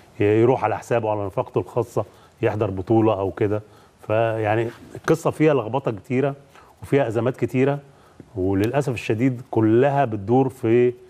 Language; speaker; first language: Arabic; native; Arabic